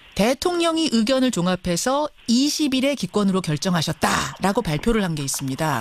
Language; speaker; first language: Korean; native; Korean